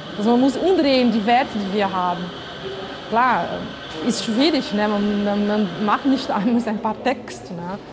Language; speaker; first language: German; non-native, fluent; Portuguese